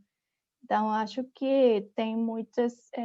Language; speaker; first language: Portuguese; non-native, fluent; Spanish